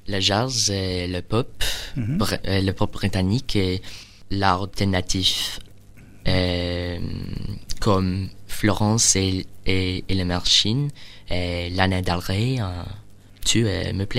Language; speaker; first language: French; non-native, learner; English